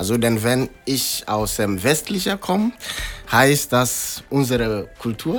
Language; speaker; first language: German; non-native, learner; Akan